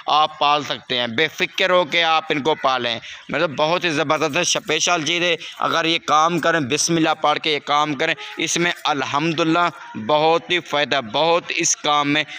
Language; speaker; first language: Urdu; non-native, local second language; Saraiki